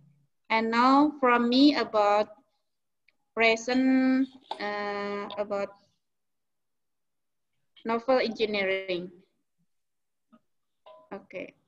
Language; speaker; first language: English; non-native, learner; Indonesian